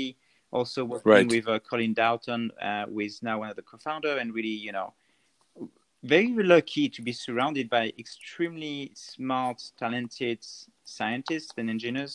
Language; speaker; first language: English; non-native, fluent; French